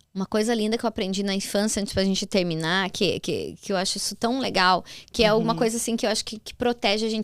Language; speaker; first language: Portuguese; native; Portuguese